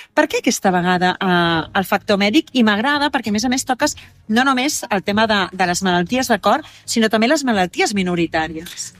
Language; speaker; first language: Catalan; native; Catalan